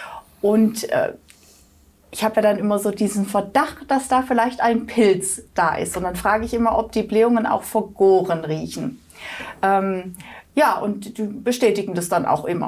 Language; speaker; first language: German; native; German